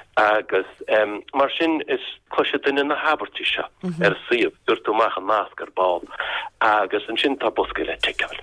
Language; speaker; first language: Irish; native; Irish